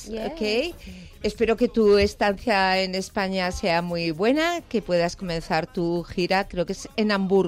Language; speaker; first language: Spanish; native; Spanish